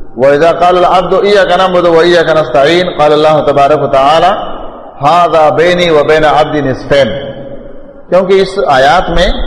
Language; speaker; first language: Urdu; non-native, local second language; Pashto